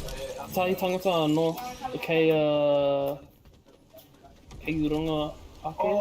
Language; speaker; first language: Māori; non-native, local second language; English